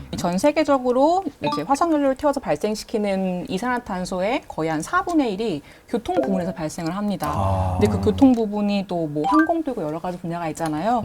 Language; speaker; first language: Korean; native; Korean